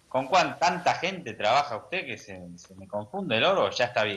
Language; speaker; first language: Spanish; native; Spanish